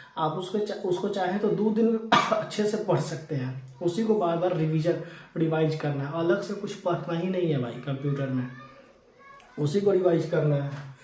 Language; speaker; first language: Hindi; native; Hindi